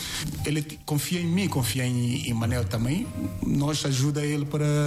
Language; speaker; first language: Portuguese; non-native, learner; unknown